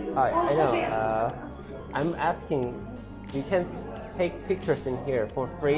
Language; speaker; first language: English; non-native, fluent; Turkish